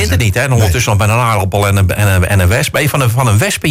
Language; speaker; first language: Dutch; native; Dutch